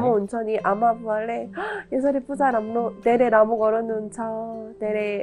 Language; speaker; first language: Nepali; non-native, learner; Korean